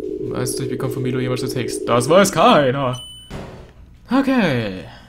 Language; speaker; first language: German; native; German